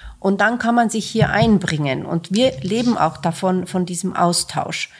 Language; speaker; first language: German; non-native, fluent; Finnish